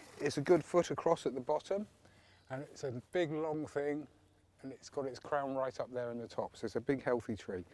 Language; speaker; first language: English; native; English